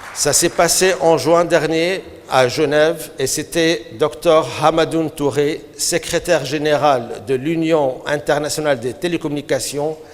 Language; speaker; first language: French; non-native, local second language; Arabic